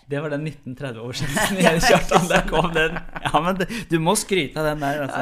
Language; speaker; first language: Norwegian; non-native, fluent; Persian